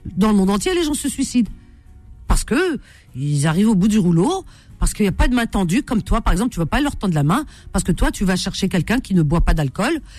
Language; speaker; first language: French; native; French